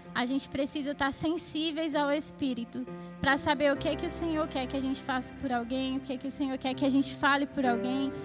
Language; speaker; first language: Portuguese; native; Portuguese